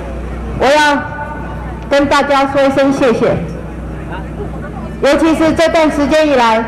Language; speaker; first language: Chinese; native; Chinese